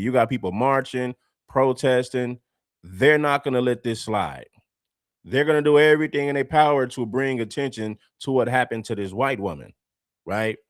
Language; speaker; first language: English; native; English